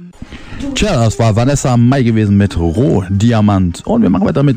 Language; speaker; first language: German; native; German